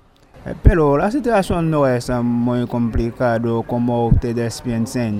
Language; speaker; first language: Spanish; non-native, learner; Haitian Creole